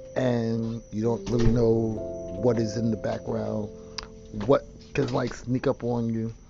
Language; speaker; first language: English; native; English